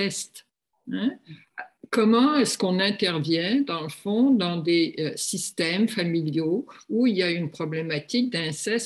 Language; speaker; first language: French; native; French